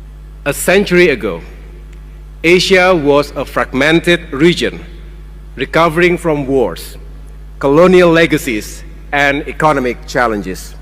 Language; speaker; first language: English; non-native, fluent; Indonesian